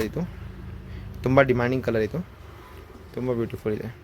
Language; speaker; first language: Kannada; non-native, local second language; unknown